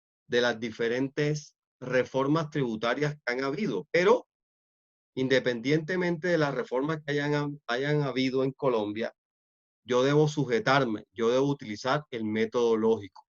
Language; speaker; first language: Spanish; native; Spanish